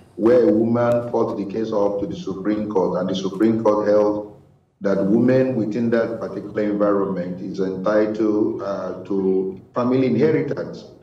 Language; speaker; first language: English; non-native, local second language; Igbo